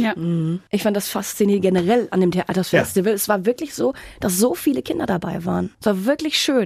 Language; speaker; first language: German; native; German